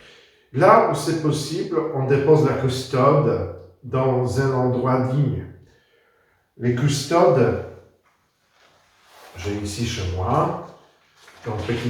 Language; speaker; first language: French; non-native, fluent; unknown